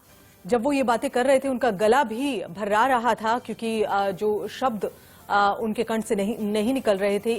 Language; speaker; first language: Hindi; native; Hindi